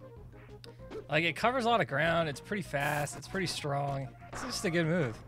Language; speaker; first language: English; native; English